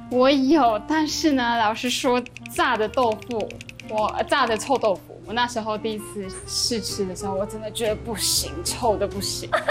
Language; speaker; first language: Chinese; non-native, fluent; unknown